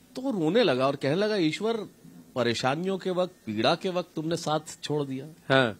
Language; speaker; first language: Hindi; native; Hindi